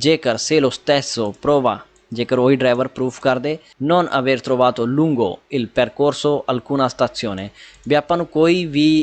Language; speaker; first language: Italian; non-native, fluent; Punjabi